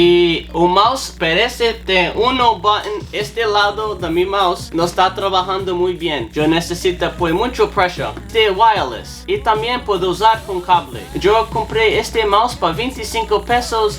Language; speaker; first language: Spanish; non-native, learner; English